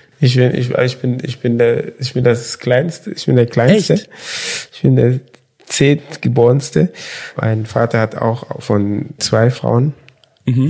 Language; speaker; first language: German; early bilingual, other home language; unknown